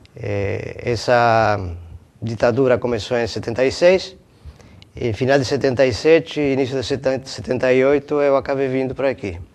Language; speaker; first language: Portuguese; non-native, fluent; Spanish